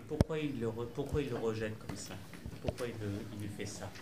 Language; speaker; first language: French; native; French